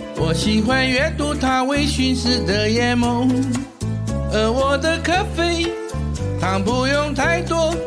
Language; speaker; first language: Chinese; native; Chinese